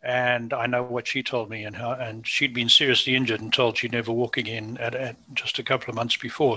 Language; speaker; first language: English; native; English